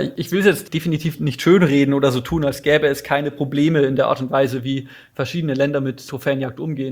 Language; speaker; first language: German; native; German